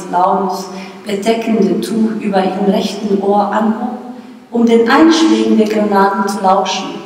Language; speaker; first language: German; non-native, fluent; Bosnian